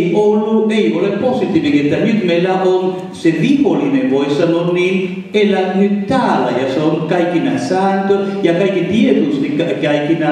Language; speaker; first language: Finnish; non-native, fluent; Spanish